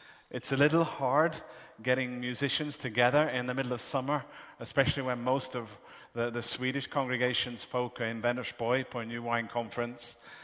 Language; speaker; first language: English; native; English